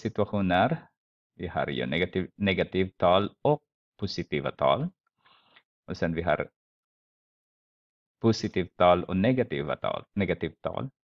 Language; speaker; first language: Swedish; non-native, fluent; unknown